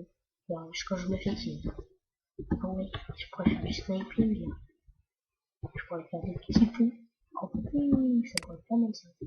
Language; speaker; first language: French; native; French